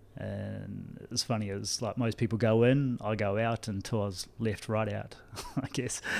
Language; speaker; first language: English; native; English